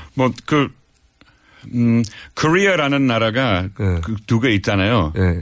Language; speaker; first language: Korean; non-native, fluent; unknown